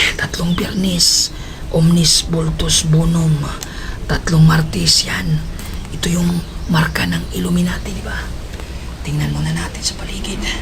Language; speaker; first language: Filipino; non-native, local second language; Cebuano